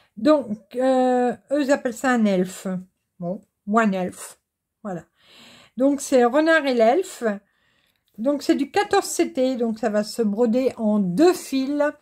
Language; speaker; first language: French; native; French